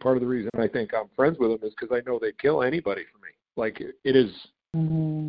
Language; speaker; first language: English; native; English